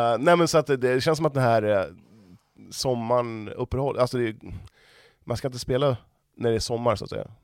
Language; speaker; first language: Swedish; native; Swedish